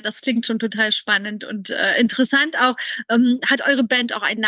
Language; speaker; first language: German; native; German